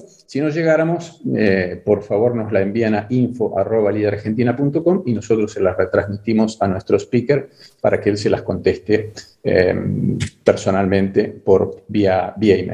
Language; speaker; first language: Spanish; native; Spanish